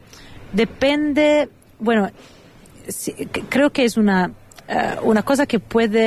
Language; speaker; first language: Spanish; non-native, fluent; Italian